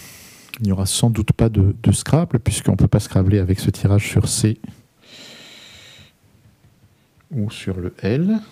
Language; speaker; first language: French; native; French